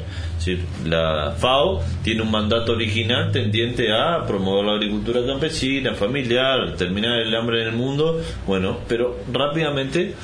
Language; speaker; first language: Spanish; native; Spanish